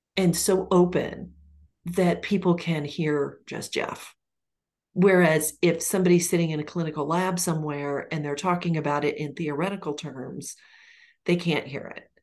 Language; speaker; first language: English; native; English